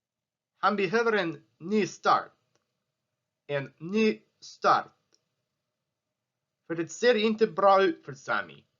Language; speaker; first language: Swedish; non-native, learner; English